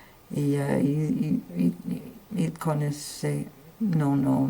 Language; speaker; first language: French; non-native, fluent; English